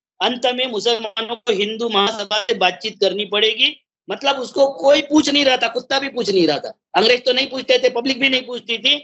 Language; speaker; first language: Hindi; non-native, local second language; Marathi